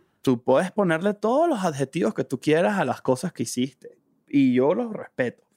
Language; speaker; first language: Spanish; native; Spanish